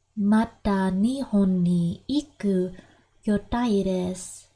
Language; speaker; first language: Japanese; non-native, learner; English